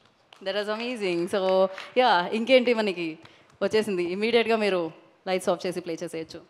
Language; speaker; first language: Telugu; native; Telugu